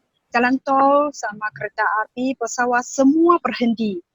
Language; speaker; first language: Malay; non-native, learner; Chinese